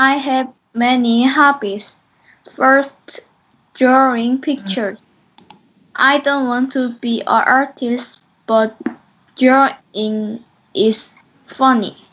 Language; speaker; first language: English; non-native, learner; Korean